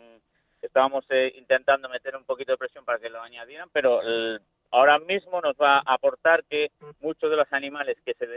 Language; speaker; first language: Spanish; native; Spanish